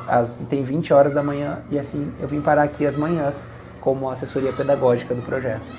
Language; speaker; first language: Portuguese; native; Portuguese